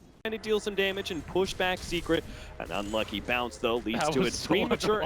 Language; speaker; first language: English; native; English